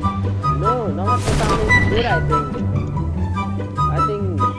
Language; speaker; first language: English; non-native, learner; Nepali